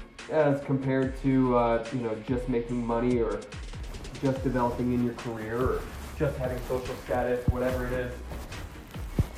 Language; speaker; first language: English; native; English